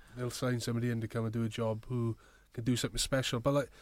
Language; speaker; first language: English; native; English